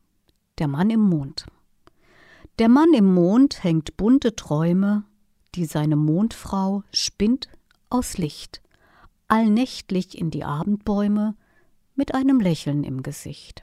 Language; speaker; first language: German; native; German